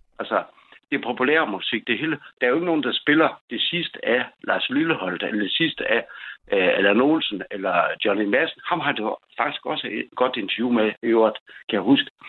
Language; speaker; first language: Danish; native; Danish